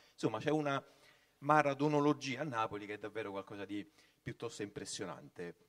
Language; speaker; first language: Italian; native; Italian